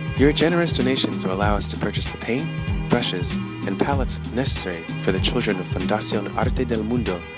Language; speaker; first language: English; native; English